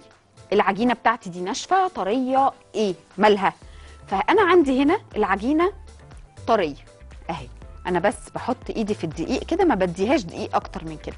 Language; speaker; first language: Arabic; native; Arabic